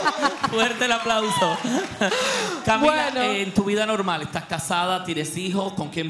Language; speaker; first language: Spanish; native; Spanish